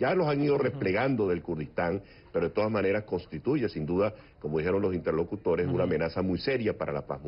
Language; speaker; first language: Spanish; native; Spanish